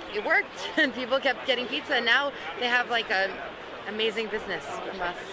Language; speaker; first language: English; native; English